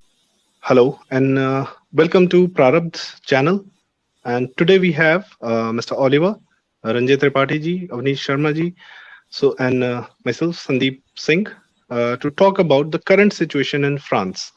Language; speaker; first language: English; non-native, local second language; Hindi